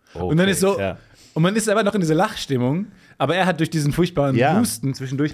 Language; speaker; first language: German; native; German